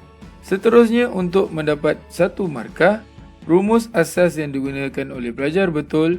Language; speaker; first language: Malay; native; Malay